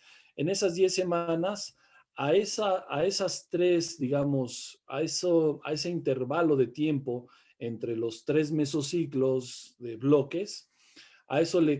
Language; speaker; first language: Spanish; native; Spanish